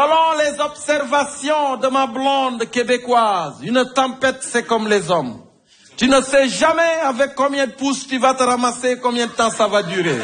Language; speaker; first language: French; native; French